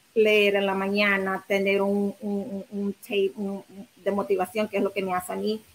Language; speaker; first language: Spanish; native; Spanish